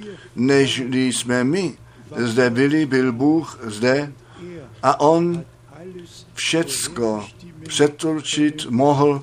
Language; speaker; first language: Czech; non-native, fluent; German